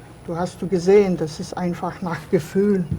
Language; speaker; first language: German; non-native, fluent; Polish